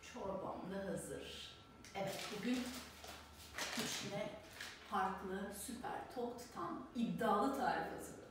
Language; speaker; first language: Turkish; native; Turkish